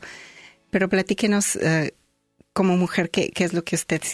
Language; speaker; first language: Spanish; native; Spanish